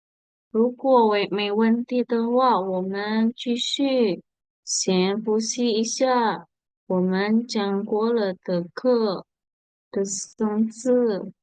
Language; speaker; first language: Chinese; non-native, fluent; Indonesian